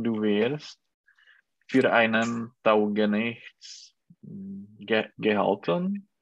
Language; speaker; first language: German; non-native, learner; Czech